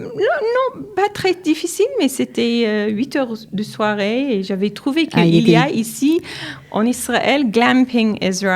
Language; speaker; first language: French; non-native, learner; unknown